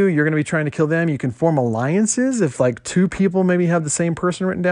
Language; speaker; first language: English; native; English